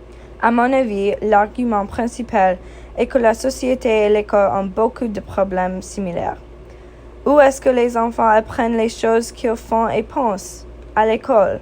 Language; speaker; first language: French; non-native, fluent; English